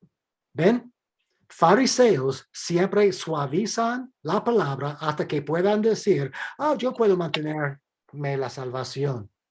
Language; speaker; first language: Spanish; non-native, fluent; English